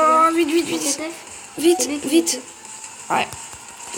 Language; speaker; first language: French; native; French